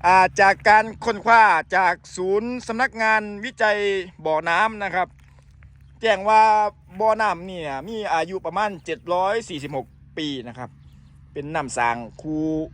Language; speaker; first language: Thai; native; Thai